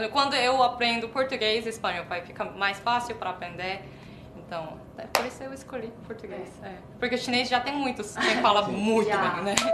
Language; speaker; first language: Portuguese; non-native, fluent; Korean